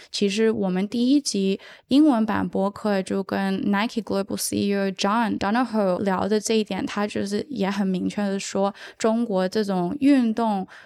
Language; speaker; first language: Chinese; early bilingual, heritage; Chinese